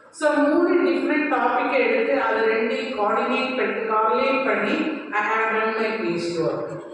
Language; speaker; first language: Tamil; non-native, local second language; Malayalam